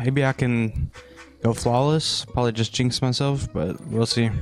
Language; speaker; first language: English; native; English